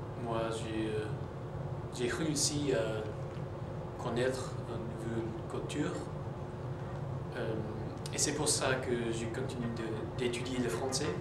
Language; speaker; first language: French; non-native, fluent; English